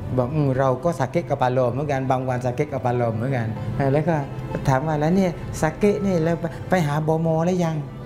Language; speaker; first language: Thai; non-native, local second language; Malay